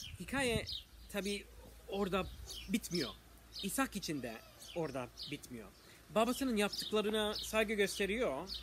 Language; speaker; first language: Turkish; non-native, fluent; English